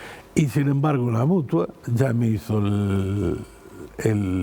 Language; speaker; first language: Spanish; native; Spanish